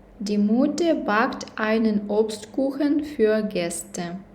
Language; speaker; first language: German; non-native, fluent; Ukrainian